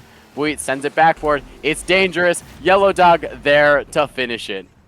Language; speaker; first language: English; native; English